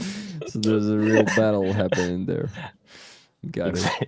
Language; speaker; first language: English; non-native, fluent; Ukrainian